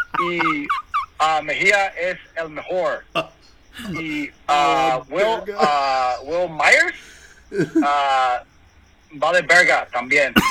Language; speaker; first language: Spanish; early bilingual, heritage; Spanish